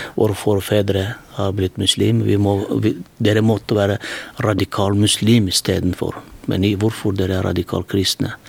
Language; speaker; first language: Norwegian; non-native, fluent; Turkmen